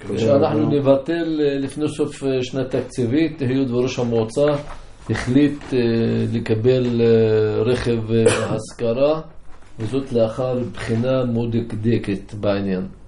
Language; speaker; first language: Hebrew; non-native, local second language; Arabic